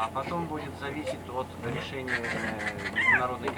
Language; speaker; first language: Russian; native; Russian